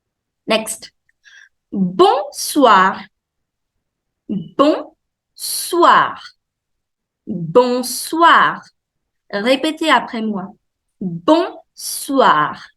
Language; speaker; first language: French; non-native, fluent; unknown